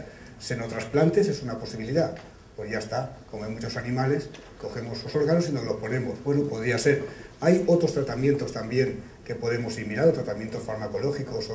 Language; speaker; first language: Spanish; native; Spanish